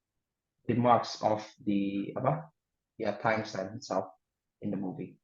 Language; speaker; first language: English; non-native, learner; Indonesian